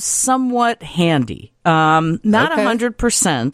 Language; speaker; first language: English; native; English